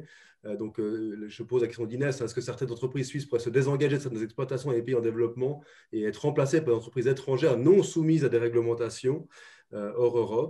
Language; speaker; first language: French; native; French